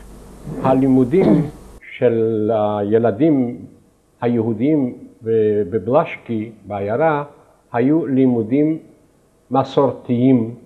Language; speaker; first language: Hebrew; non-native, fluent; Yiddish